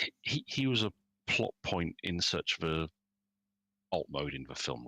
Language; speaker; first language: English; native; English